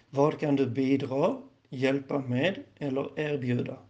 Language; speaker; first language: Swedish; non-native, learner; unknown